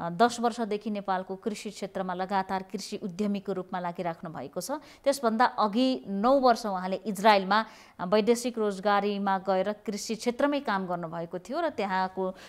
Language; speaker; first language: Nepali; native; Nepali